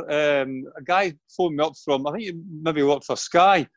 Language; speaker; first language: English; native; English